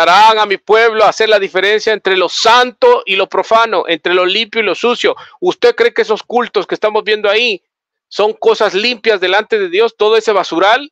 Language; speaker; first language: Spanish; native; Spanish